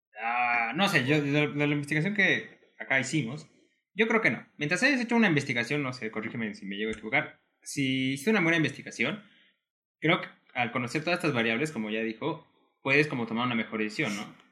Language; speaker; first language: Spanish; native; Spanish